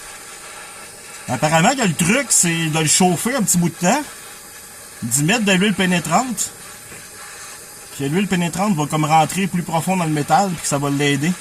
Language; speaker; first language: French; native; French